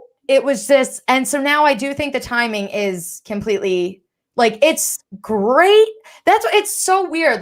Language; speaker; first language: English; native; English